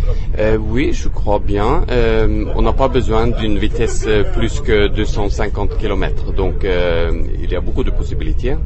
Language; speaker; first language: French; non-native, fluent; Norwegian